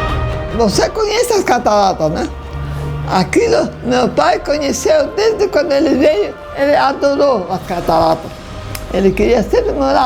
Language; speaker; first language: Portuguese; early bilingual, other home language; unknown